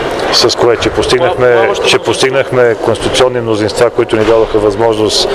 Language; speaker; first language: Bulgarian; native; Bulgarian